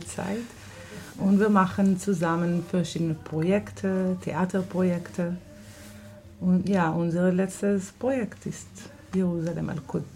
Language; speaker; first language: German; non-native, fluent; Hebrew